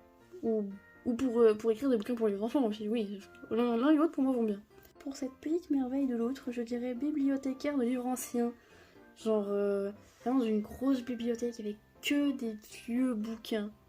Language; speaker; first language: French; native; French